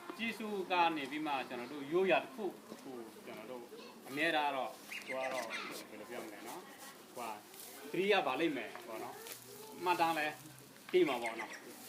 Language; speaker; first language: Burmese; non-native, local second language; Western Kayah